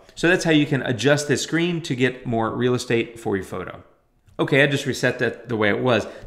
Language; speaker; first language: English; native; English